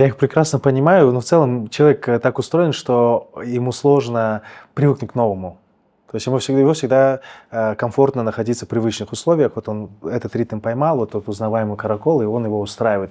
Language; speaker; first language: Russian; native; Russian